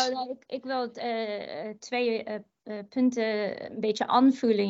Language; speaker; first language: Dutch; non-native, fluent; English